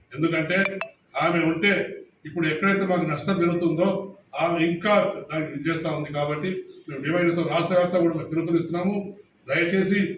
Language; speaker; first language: Telugu; non-native, local second language; Lambadi